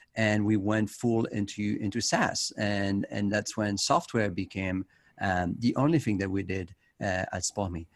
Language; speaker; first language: English; non-native, fluent; French